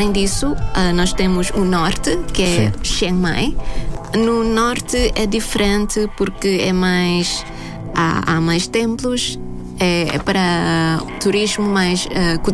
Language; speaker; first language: Portuguese; non-native, fluent; Thai